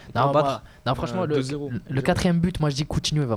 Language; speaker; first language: French; native; French